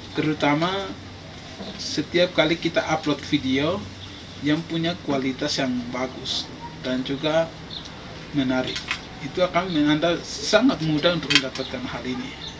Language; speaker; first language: Indonesian; non-native, local second language; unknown